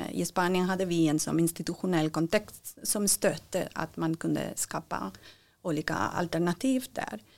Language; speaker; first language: Swedish; non-native, fluent; Spanish